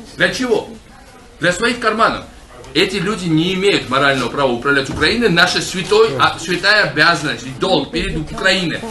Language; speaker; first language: Russian; non-native, local second language; Georgian